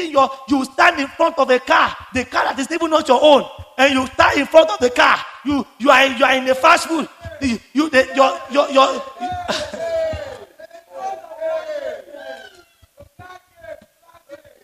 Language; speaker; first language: English; non-native, local second language; Yoruba